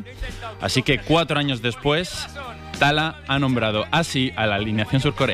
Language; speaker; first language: Spanish; native; Spanish